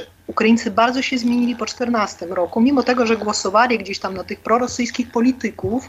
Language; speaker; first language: Polish; non-native, fluent; Ukrainian